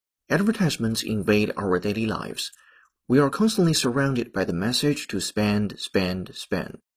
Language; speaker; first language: English; non-native, fluent; Chinese